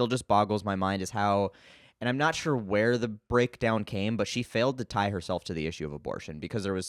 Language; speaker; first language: English; native; English